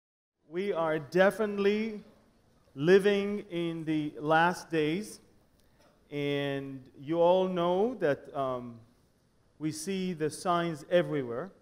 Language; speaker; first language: English; non-native, fluent; Hebrew